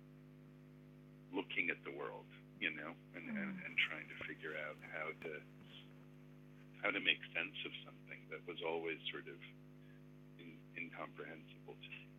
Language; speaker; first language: English; native; English